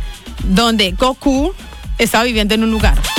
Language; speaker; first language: Spanish; native; Spanish